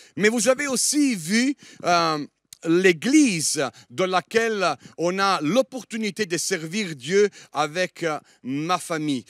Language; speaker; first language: French; non-native, fluent; Italian